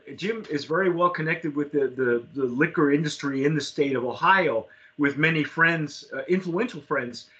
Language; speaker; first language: English; native; English